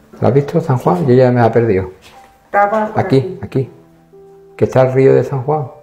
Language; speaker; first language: Spanish; native; Spanish